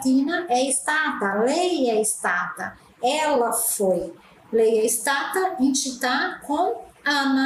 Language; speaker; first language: Italian; non-native, fluent; Portuguese